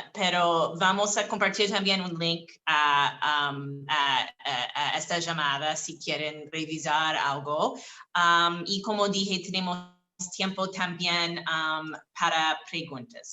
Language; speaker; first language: Spanish; non-native, fluent; English